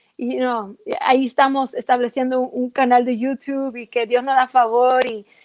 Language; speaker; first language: Spanish; early bilingual, heritage; Spanish